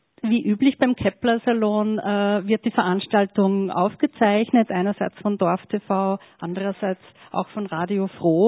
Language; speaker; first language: German; native; German